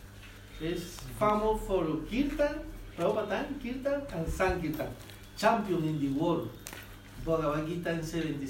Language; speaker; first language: English; non-native, learner; Spanish